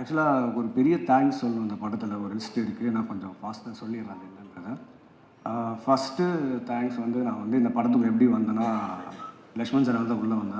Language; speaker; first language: Tamil; native; Tamil